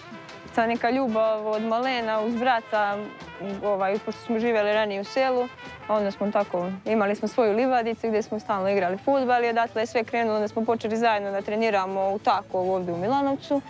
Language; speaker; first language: Serbian; native; Serbian